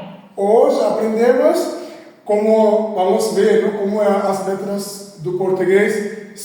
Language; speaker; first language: Portuguese; non-native, fluent; Hindi